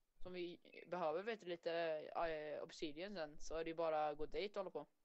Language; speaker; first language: Swedish; native; Swedish